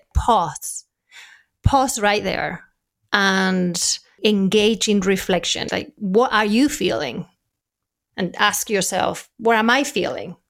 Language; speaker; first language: English; non-native, fluent; Spanish